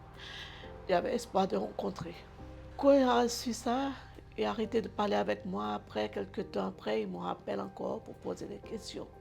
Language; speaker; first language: French; non-native, learner; Portuguese